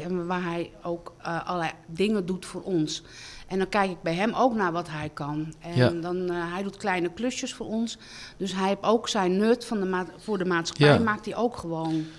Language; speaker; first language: Dutch; native; Dutch